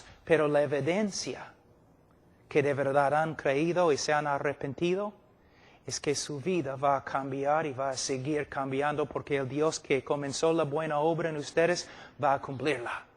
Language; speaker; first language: Spanish; non-native, fluent; English